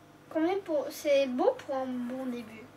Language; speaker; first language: French; non-native, local second language; Arabic